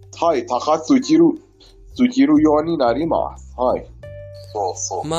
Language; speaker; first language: Japanese; non-native, learner; Persian